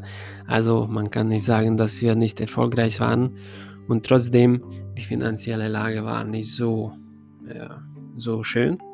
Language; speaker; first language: German; non-native, fluent; Hungarian